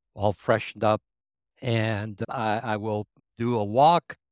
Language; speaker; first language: English; early bilingual, other home language; Arabic